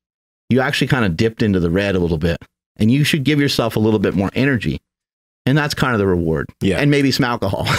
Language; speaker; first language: English; native; English